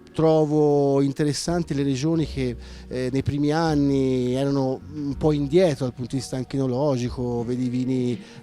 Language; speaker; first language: Italian; native; Italian